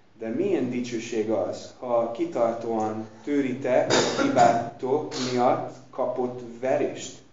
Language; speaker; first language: Hungarian; non-native, fluent; English